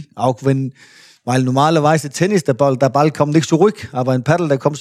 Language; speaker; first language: German; non-native, fluent; Danish